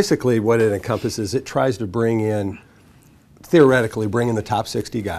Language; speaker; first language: English; native; English